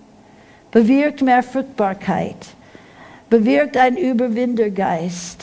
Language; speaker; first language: German; non-native, fluent; English